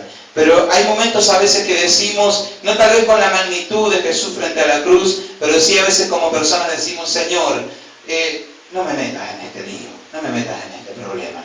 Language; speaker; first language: Spanish; native; Spanish